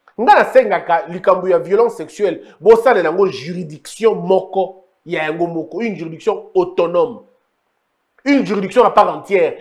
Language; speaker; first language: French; non-native, local second language; Lingala